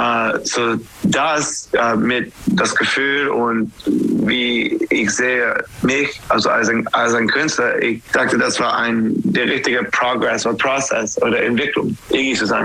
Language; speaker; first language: German; non-native, fluent; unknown